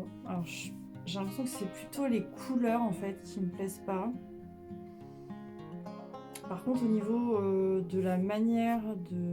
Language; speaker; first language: French; native; French